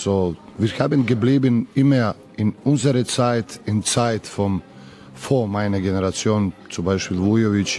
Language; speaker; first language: German; non-native, learner; Serbian